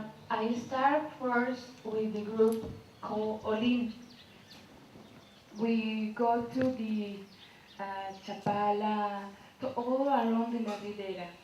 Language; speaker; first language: English; non-native, learner; Spanish